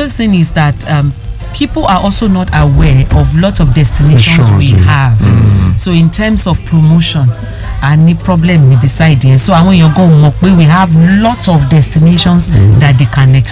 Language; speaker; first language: English; non-native, local second language; Yoruba